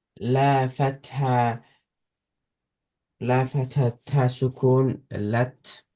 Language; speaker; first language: Arabic; non-native, learner; Estonian